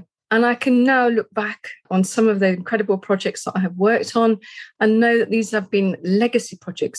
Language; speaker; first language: English; native; English